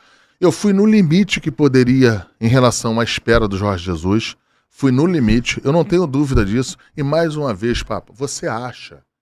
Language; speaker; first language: Portuguese; native; Portuguese